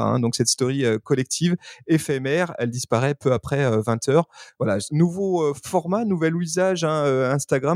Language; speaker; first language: French; native; French